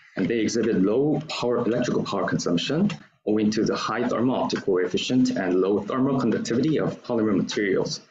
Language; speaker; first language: English; non-native, fluent; Korean